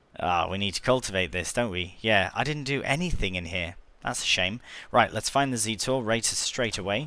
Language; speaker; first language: English; native; English